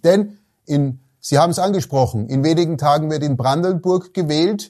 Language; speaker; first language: German; native; German